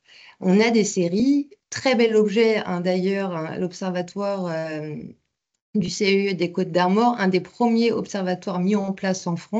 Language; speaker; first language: French; native; French